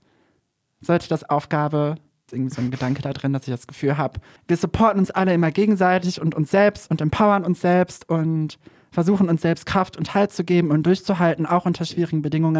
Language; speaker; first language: German; native; German